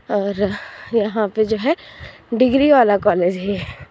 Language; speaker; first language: Hindi; native; Hindi